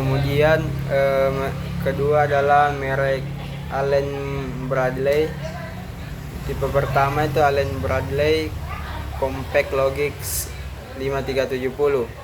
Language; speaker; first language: Indonesian; native; Indonesian